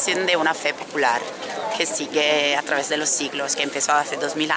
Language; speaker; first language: Spanish; non-native, fluent; Italian